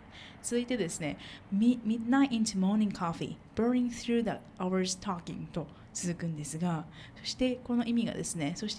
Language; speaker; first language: Japanese; native; Japanese